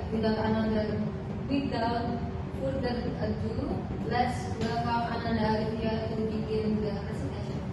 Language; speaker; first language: English; non-native, learner; Indonesian